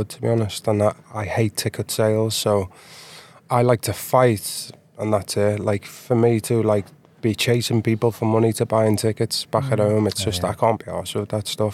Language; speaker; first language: English; native; English